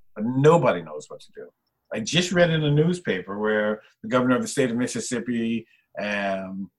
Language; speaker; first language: English; native; English